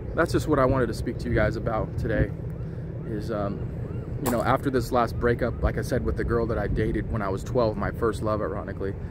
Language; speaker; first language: English; native; English